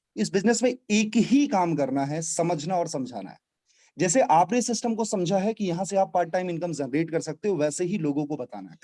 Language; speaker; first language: Hindi; native; Hindi